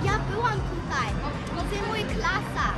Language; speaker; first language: Polish; early bilingual, heritage; English